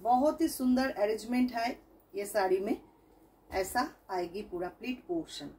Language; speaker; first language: Hindi; non-native, local second language; Bangla